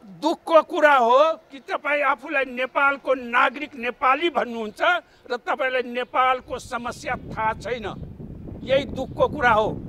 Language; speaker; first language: Nepali; non-native, local second language; Maithili